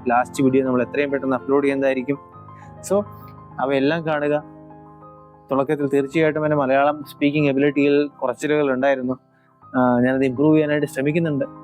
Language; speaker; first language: Malayalam; early bilingual, heritage; Malayalam